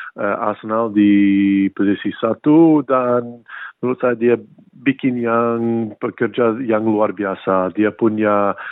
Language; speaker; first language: Indonesian; non-native, fluent; English